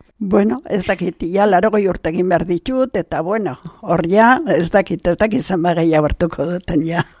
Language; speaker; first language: Basque; native; Basque